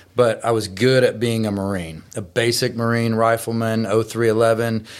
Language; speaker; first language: English; native; English